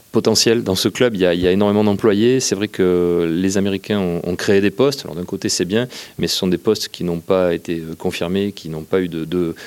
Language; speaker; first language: French; native; French